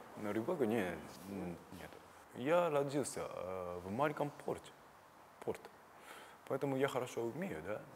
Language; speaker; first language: Russian; non-native, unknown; Japanese